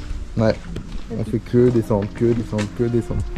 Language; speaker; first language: French; native; French